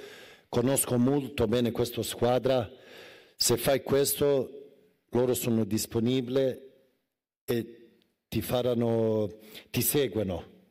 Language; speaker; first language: Italian; non-native, fluent; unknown